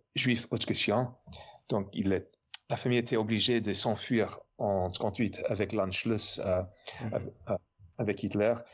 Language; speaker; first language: French; non-native, fluent; English